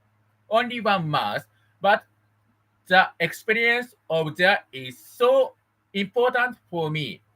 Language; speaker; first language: English; non-native, learner; Japanese